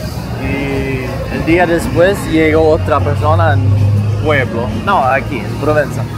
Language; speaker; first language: Spanish; non-native, learner; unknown